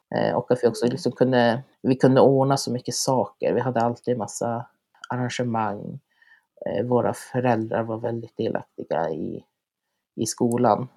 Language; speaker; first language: Swedish; native; Swedish